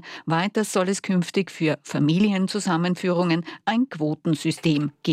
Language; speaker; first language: German; native; German